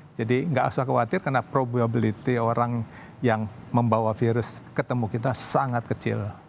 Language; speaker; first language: Indonesian; native; Indonesian